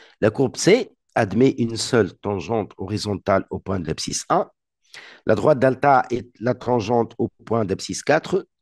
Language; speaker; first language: French; non-native, local second language; Arabic